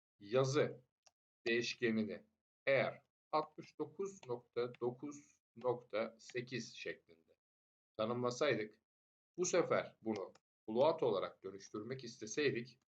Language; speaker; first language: Turkish; native; Turkish